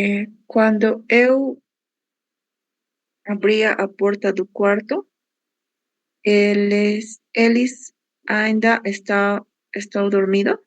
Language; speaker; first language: Portuguese; non-native, learner; Spanish